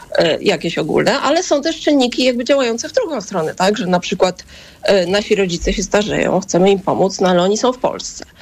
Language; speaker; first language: Polish; native; Polish